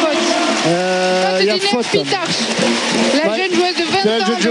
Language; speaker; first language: French; native; French